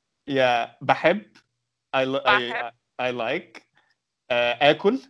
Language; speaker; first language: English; non-native, fluent; Arabic